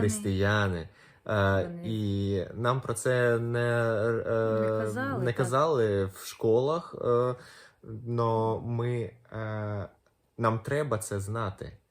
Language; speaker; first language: Ukrainian; non-native, local second language; Russian